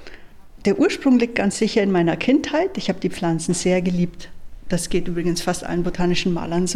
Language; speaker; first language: German; native; German